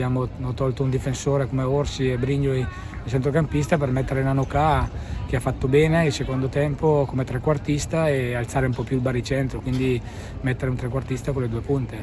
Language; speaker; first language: Italian; native; Italian